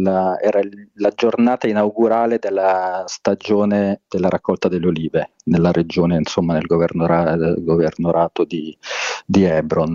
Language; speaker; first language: Italian; native; Italian